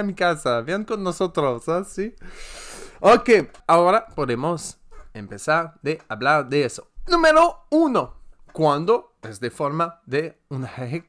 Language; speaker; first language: Spanish; non-native, learner; French